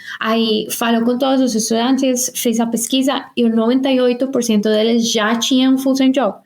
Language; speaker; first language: Portuguese; non-native, fluent; Spanish